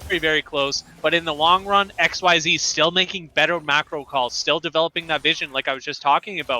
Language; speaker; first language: English; native; English